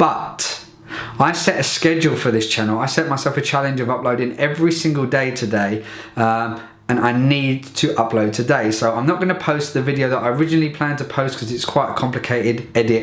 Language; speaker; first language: English; native; English